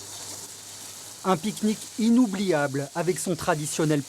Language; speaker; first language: French; native; French